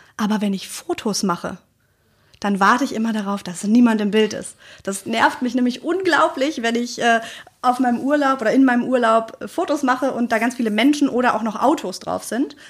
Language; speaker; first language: German; native; German